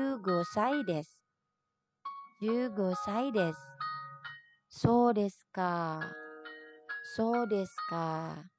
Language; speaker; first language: Japanese; non-native, fluent; Indonesian